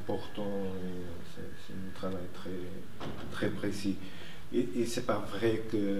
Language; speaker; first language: French; non-native, fluent; Portuguese